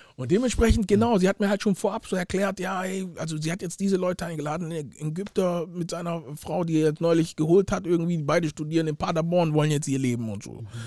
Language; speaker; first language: German; early bilingual, other home language; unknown